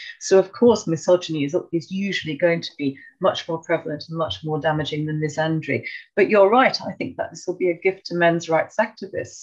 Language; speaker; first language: English; native; English